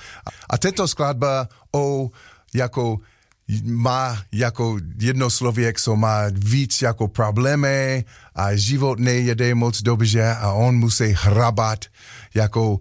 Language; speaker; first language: Czech; non-native, learner; English